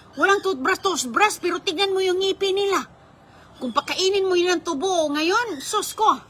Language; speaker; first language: Filipino; non-native, local second language; Cebuano